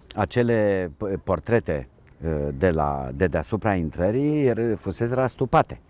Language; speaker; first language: Romanian; native; Romanian